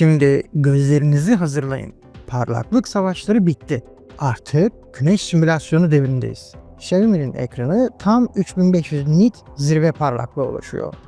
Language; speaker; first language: Turkish; native; Turkish